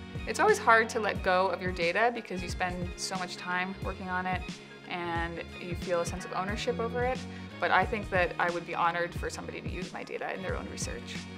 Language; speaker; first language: English; native; English